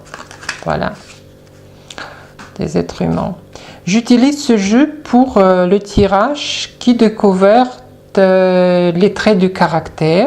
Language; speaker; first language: French; non-native, fluent; Russian